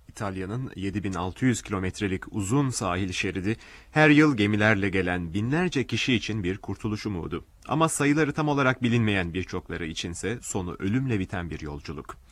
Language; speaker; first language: Turkish; native; Turkish